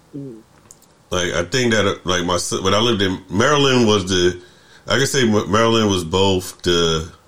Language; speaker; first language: English; native; English